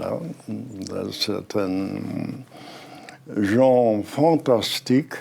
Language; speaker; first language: French; non-native, fluent; Hebrew